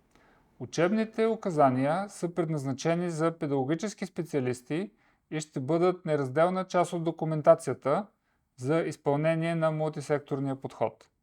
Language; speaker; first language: Bulgarian; native; Bulgarian